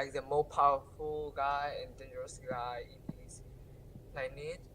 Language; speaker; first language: English; non-native, learner; Vietnamese